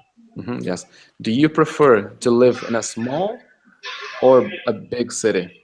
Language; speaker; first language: English; non-native, fluent; Russian